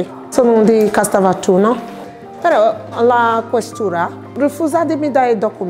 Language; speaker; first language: Italian; non-native, learner; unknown